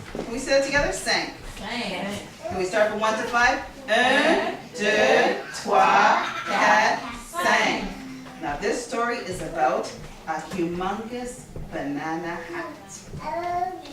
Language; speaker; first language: English; early bilingual, other home language; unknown